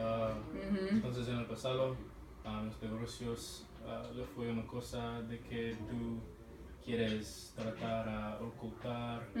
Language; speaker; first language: Spanish; non-native, learner; English